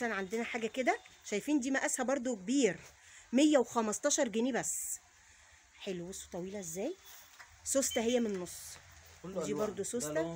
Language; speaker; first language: Arabic; native; Arabic